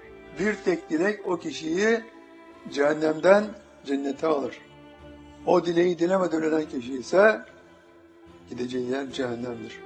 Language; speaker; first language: Turkish; native; Turkish